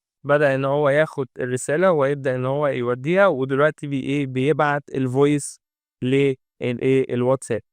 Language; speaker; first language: Arabic; native; Arabic